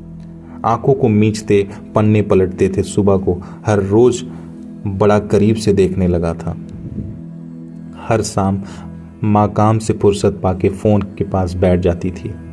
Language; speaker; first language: Hindi; native; Hindi